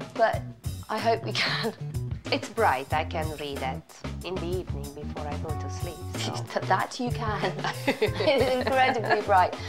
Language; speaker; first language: English; non-native, fluent; Romanian